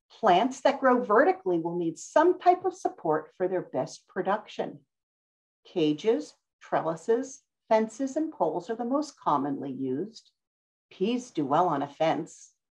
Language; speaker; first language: English; native; English